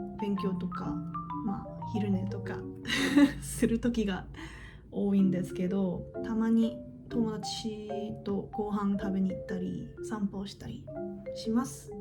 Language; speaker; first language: Japanese; non-native, learner; English